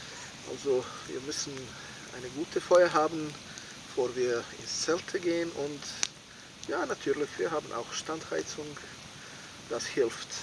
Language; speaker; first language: German; non-native, fluent; Serbian